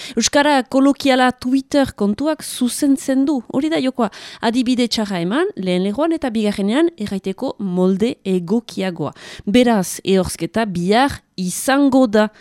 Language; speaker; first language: Basque; native; Basque